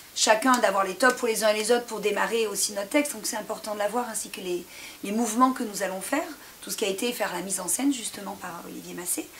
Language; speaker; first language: French; native; French